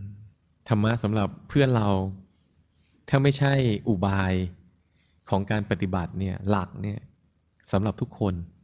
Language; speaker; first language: Thai; native; Thai